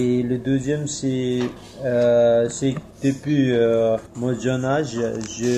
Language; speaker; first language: French; non-native, fluent; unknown